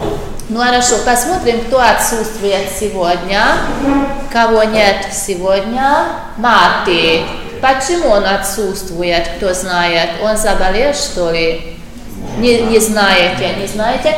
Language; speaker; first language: Russian; non-native, fluent; Hungarian